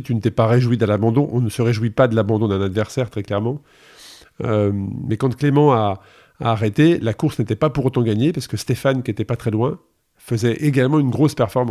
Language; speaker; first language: French; native; French